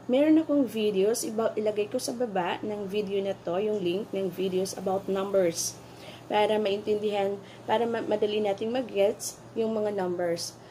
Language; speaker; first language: Filipino; native; Filipino